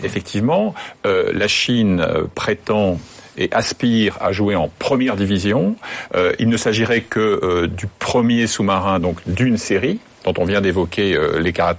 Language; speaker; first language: French; native; French